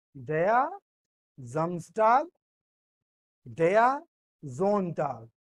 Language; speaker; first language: German; non-native, fluent; Hindi